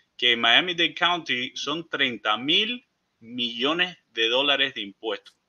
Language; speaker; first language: Spanish; early bilingual, heritage; Spanish